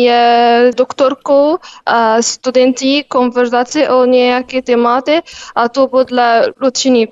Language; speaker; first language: Czech; non-native, learner; Arabic